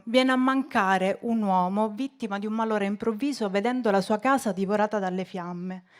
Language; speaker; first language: Italian; native; Italian